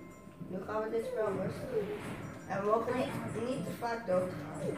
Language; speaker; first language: Dutch; early bilingual, other home language; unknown